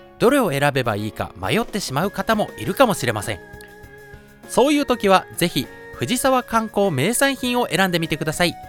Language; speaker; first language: Japanese; native; Japanese